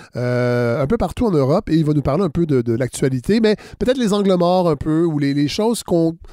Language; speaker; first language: French; native; French